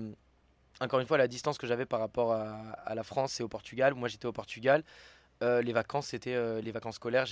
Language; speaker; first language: French; native; French